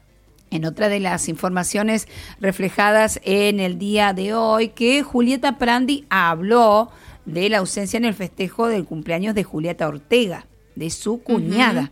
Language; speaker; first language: Spanish; native; Spanish